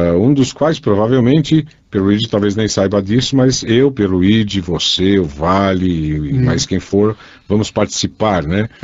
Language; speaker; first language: Portuguese; native; Portuguese